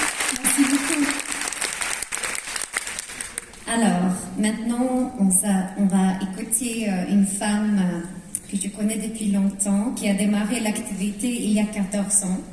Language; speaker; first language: French; non-native, fluent; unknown